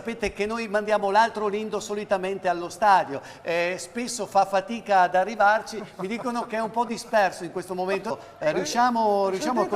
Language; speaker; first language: Italian; native; Italian